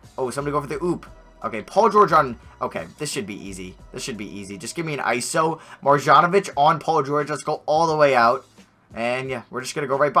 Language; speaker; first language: English; native; English